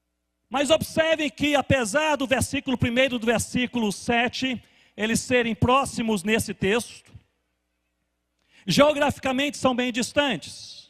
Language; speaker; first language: Portuguese; native; Portuguese